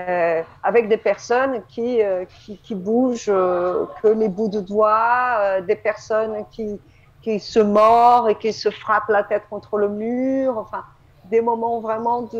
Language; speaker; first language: French; non-native, fluent; Portuguese